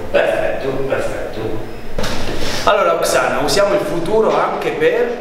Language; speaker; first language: Italian; native; Italian